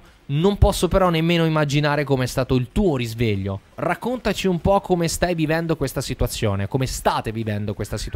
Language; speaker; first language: Italian; native; Italian